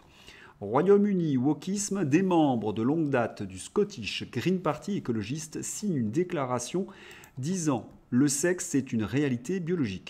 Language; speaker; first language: French; native; French